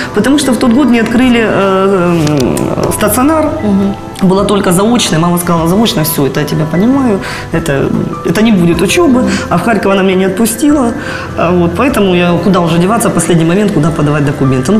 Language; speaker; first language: Russian; native; Russian